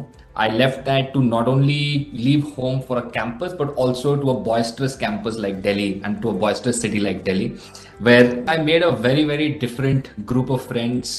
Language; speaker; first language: English; non-native, local second language; Telugu